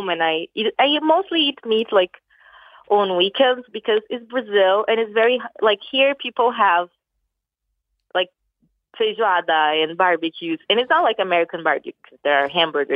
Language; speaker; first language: English; non-native, fluent; Portuguese